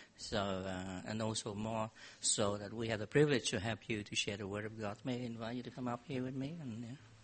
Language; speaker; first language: English; non-native, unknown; Vietnamese